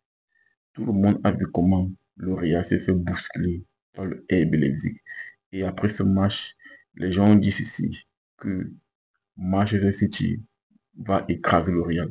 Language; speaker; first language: French; native; French